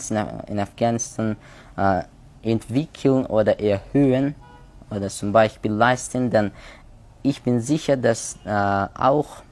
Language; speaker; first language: German; non-native, learner; Persian